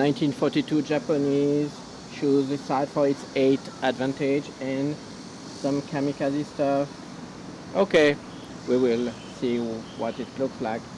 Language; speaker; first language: English; non-native, learner; French